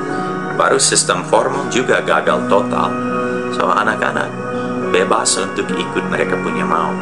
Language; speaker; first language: Indonesian; non-native, fluent; English